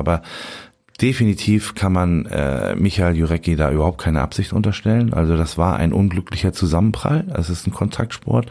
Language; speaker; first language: German; native; German